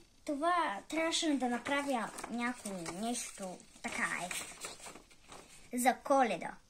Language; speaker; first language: Bulgarian; early bilingual, heritage; Bulgarian